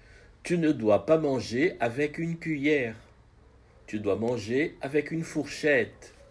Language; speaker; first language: French; non-native, fluent; Portuguese